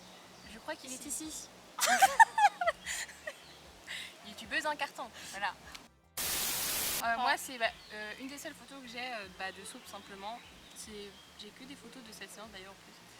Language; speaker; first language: French; native; French